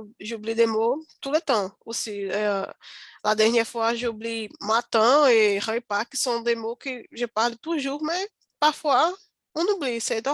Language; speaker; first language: French; non-native, learner; Portuguese